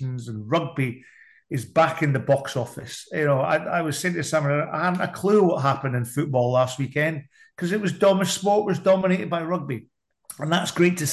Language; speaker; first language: English; native; English